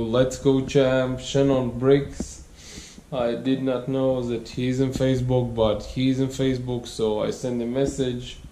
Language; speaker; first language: English; non-native, learner; Latvian